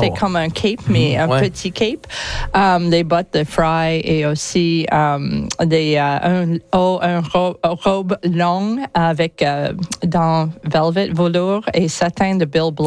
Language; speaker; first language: French; non-native, learner; English